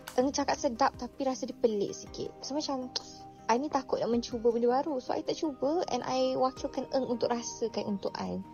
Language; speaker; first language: Malay; native; Malay